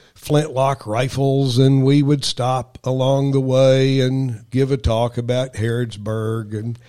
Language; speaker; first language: English; native; English